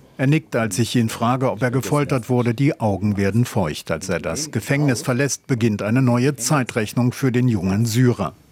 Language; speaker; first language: German; native; German